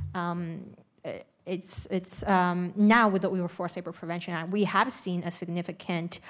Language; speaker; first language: English; non-native, fluent; Uyghur